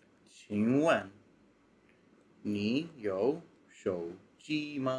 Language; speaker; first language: Chinese; non-native, learner; English